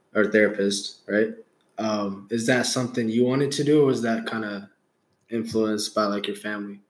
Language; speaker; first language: English; early bilingual, other home language; Hindi